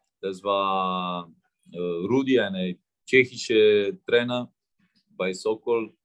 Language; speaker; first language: German; non-native, fluent; Romanian